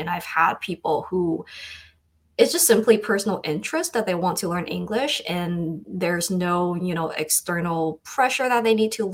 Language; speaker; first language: English; non-native, fluent; Chinese